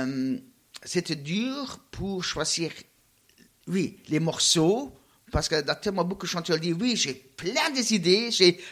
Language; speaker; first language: French; non-native, learner; Luxembourgish